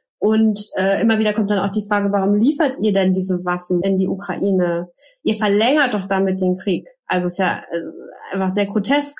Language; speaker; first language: German; native; German